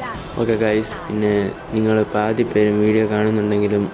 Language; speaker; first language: Malayalam; native; Malayalam